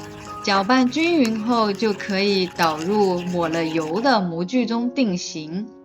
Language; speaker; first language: Chinese; native; Chinese